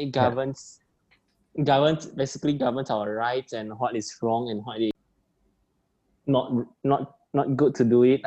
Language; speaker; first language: English; non-native, local second language; Chinese